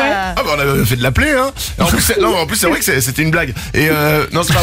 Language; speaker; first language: French; native; French